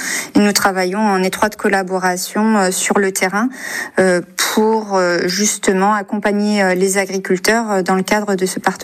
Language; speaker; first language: French; native; French